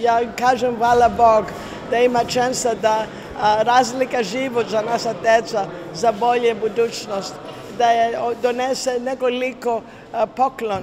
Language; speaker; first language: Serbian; non-native, learner; English